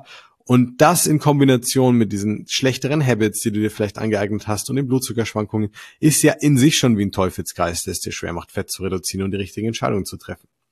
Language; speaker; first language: German; native; German